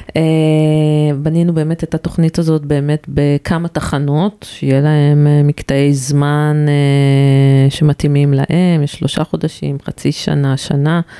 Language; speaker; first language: Hebrew; native; Hebrew